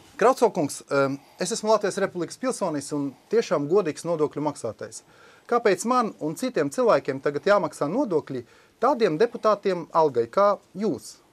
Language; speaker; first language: Latvian; non-native, local second language; Russian